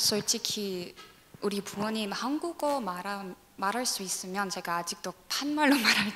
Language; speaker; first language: Korean; non-native, learner; English